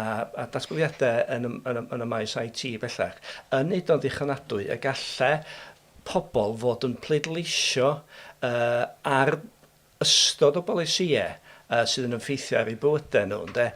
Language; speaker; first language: Welsh; native; Welsh